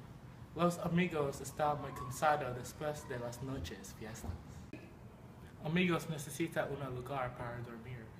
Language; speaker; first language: Spanish; non-native, learner; English